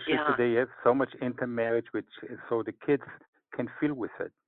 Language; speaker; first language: English; non-native, fluent; Hebrew